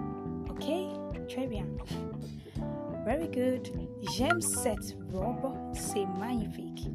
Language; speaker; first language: French; non-native, learner; English